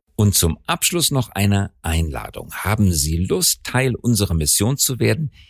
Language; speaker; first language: German; native; German